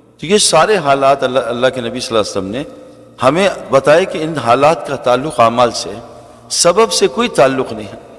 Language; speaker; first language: Urdu; native; Urdu